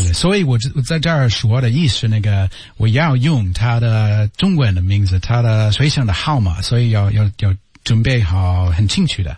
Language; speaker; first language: Chinese; non-native, learner; English